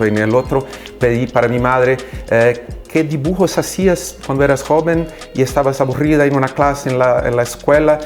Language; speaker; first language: Spanish; non-native, fluent; Portuguese